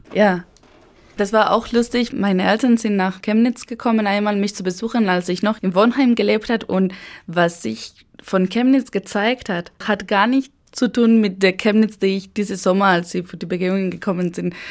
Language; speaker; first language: German; non-native, fluent; Spanish